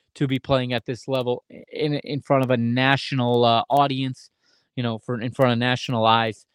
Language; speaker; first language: English; native; English